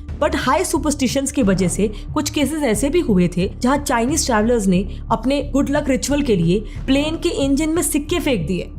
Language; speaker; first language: Hindi; native; Hindi